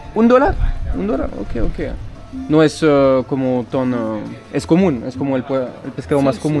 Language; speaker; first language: Spanish; non-native, learner; French